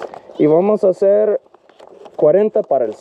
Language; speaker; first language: Spanish; non-native, fluent; English